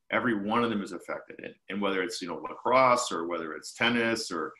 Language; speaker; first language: English; native; English